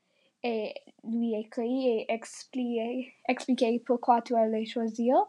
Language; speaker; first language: French; non-native, learner; English